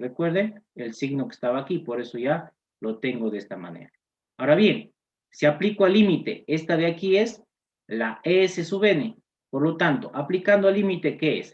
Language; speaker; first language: Spanish; native; Spanish